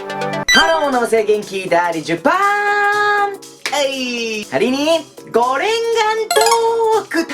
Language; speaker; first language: Indonesian; non-native, learner; Japanese